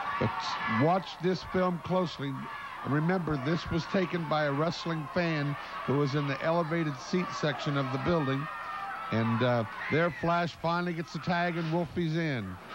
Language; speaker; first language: English; native; English